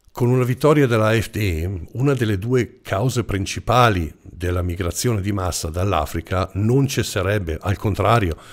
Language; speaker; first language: Italian; non-native, fluent; German